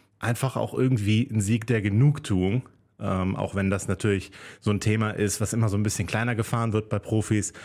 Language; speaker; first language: German; native; German